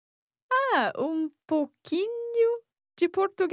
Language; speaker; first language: Portuguese; non-native, learner; English